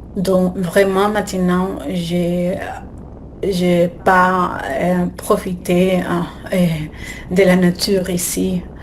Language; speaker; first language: French; non-native, learner; Spanish